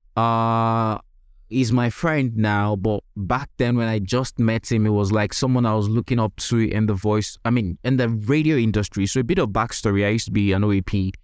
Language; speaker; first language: English; non-native, local second language; Yoruba